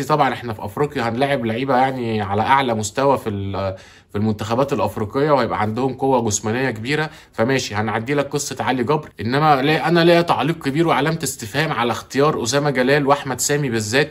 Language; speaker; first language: Arabic; native; Arabic